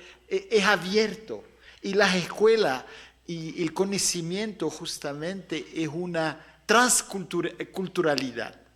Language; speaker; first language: Spanish; non-native, fluent; Arabic